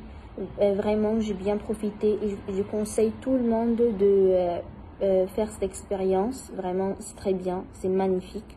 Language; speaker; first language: French; non-native, fluent; Arabic